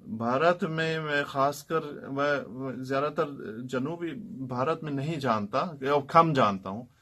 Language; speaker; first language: Urdu; non-native, fluent; German